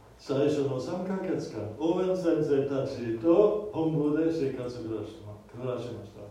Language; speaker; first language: Japanese; non-native, fluent; German